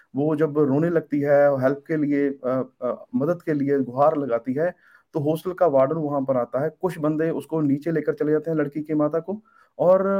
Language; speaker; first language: Hindi; native; Hindi